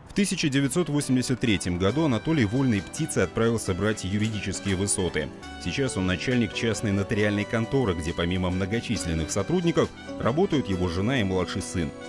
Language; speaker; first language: Russian; native; Russian